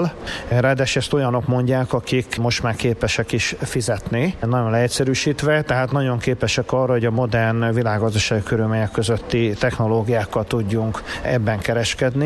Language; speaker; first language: Hungarian; native; Hungarian